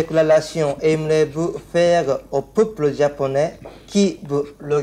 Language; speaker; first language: French; non-native, learner; Japanese